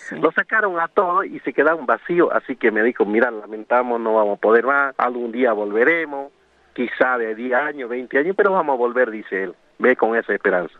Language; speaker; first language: Spanish; non-native, local second language; Guarani